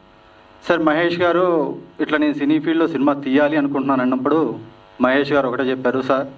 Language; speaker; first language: Telugu; native; Telugu